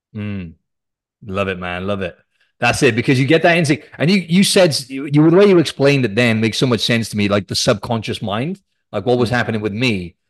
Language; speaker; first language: English; native; English